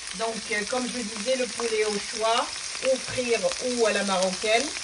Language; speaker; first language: French; non-native, local second language; Arabic